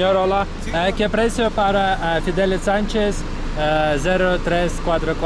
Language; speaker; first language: Spanish; non-native, learner; Russian